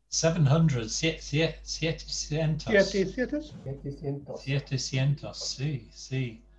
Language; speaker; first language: Spanish; non-native, fluent; English